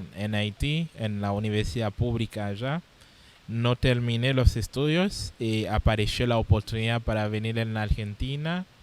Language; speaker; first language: Spanish; non-native, fluent; Haitian Creole